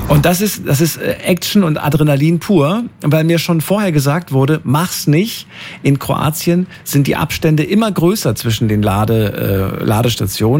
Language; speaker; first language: German; native; German